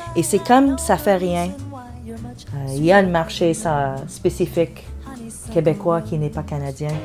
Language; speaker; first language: English; native; English